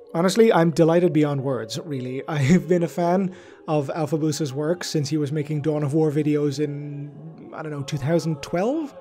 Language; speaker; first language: English; native; English